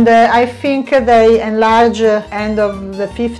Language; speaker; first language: English; non-native, learner; Italian